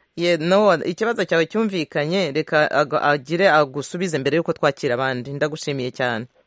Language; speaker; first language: Kinyarwanda; native; Kinyarwanda